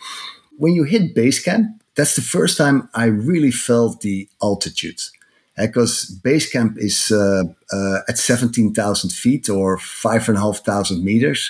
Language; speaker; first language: English; non-native, fluent; Dutch